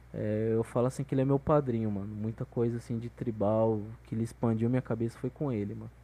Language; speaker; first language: Portuguese; native; Portuguese